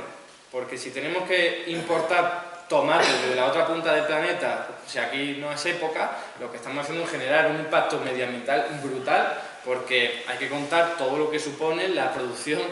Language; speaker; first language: Spanish; native; Spanish